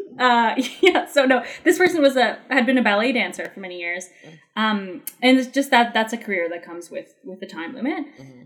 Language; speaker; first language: English; early bilingual, other home language; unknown